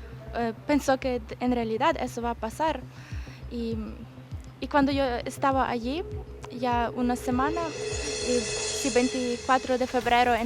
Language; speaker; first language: Spanish; non-native, fluent; Ukrainian